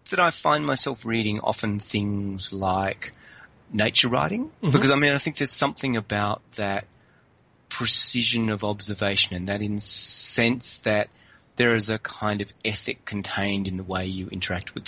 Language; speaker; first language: English; native; English